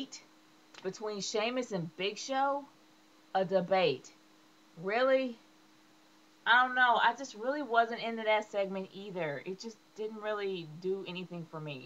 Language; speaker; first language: English; native; English